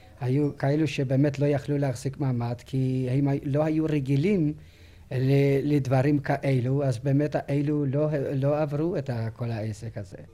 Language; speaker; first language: Hebrew; non-native, fluent; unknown